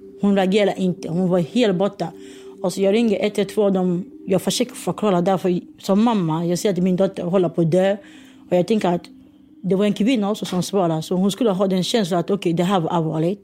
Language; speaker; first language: Swedish; non-native, learner; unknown